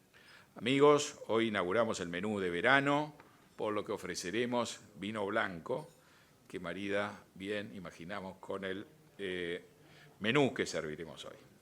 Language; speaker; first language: Spanish; native; Spanish